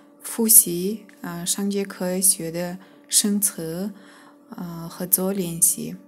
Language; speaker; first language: Chinese; non-native, fluent; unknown